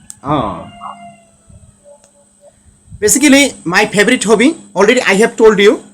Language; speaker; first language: English; non-native, learner; Bangla